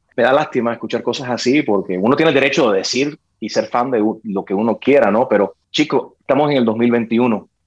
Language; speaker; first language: Spanish; early bilingual, heritage; Spanish